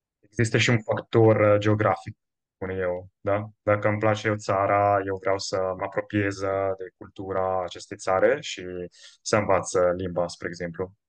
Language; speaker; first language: Romanian; non-native, fluent; Italian